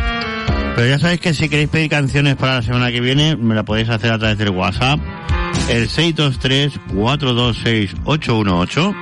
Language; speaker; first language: Spanish; native; Spanish